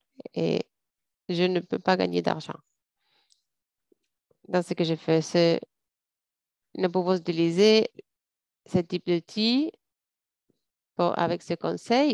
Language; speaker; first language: French; non-native, fluent; English